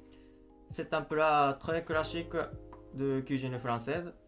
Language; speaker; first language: French; non-native, learner; Japanese